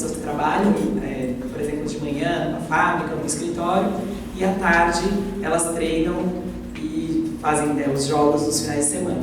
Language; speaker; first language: Portuguese; native; Portuguese